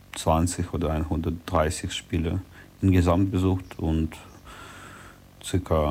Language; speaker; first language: German; non-native, learner; Ukrainian